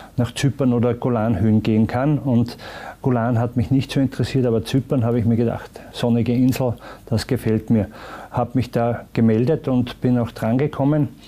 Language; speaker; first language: German; native; German